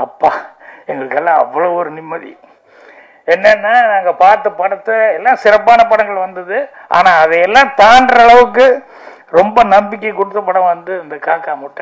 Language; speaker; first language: Tamil; native; Tamil